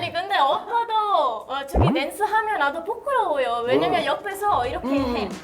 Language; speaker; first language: Korean; early bilingual, other home language; Italian